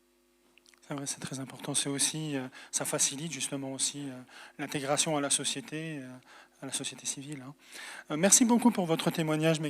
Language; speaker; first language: French; native; French